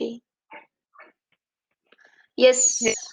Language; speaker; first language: English; non-native, learner; Urdu